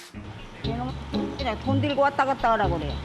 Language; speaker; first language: Korean; native; Korean